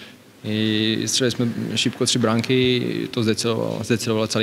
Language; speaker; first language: Polish; non-native, fluent; Czech